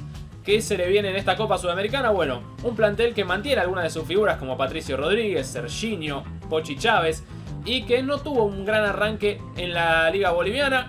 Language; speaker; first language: Spanish; native; Spanish